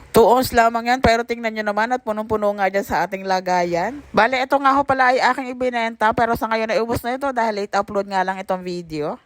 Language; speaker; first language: Filipino; native; Filipino